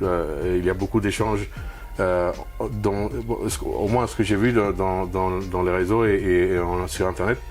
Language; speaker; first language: French; non-native, fluent; Spanish